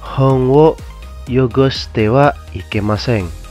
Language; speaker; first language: Japanese; non-native, fluent; Indonesian